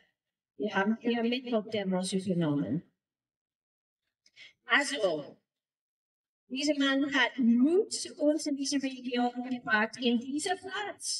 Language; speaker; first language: German; non-native, learner; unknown